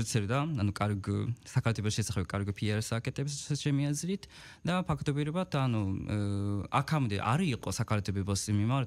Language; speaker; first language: Georgian; non-native, fluent; Japanese